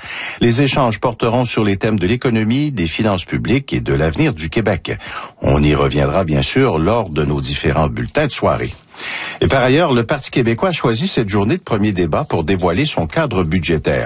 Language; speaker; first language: French; native; French